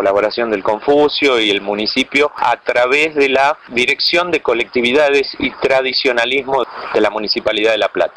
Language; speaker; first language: Spanish; native; Spanish